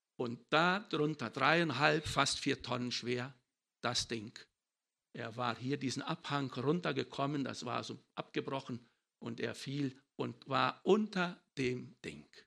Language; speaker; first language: German; early bilingual, heritage; German